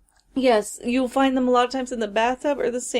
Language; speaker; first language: English; native; English